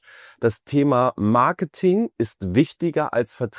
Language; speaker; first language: German; native; German